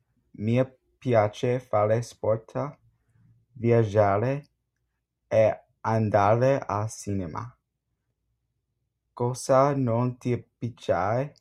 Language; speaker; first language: Italian; non-native, learner; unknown